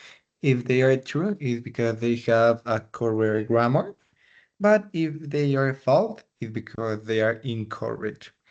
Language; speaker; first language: English; non-native, fluent; Spanish